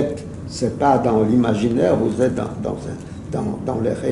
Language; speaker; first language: French; non-native, fluent; Yiddish